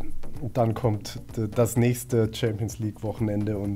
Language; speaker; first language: German; native; German